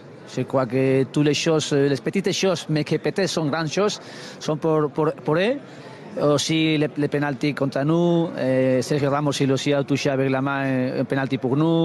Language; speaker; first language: French; non-native, learner; Spanish